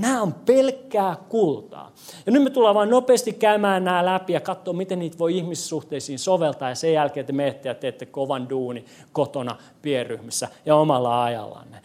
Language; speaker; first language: Finnish; non-native, fluent; English